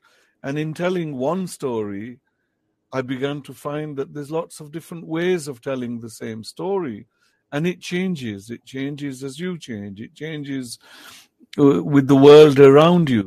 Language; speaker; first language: English; non-native, local second language; Pahari-Potwari